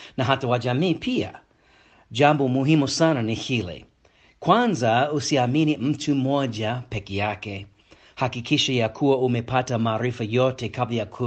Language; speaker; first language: Swahili; non-native, fluent; English